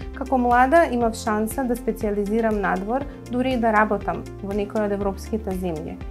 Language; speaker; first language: Macedonian; early bilingual, other home language; Croatian